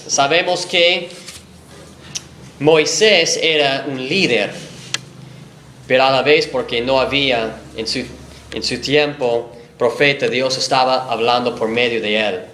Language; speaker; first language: Spanish; non-native, fluent; English